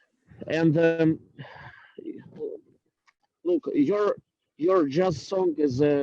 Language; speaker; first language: English; non-native, learner; Russian